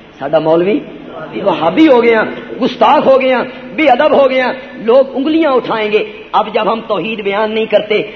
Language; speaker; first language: Urdu; non-native, local second language; Punjabi